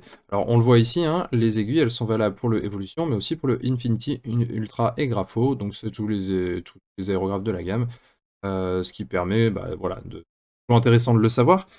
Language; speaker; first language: French; native; French